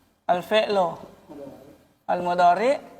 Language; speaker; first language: Arabic; non-native, fluent; Indonesian